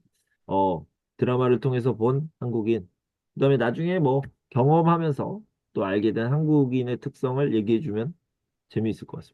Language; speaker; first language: Korean; native; Korean